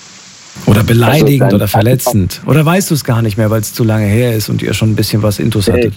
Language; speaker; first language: German; native; German